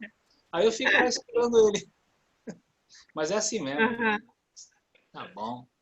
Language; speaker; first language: Portuguese; native; Portuguese